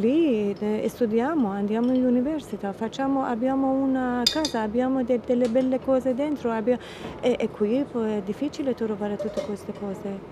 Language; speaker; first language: Italian; non-native, fluent; Persian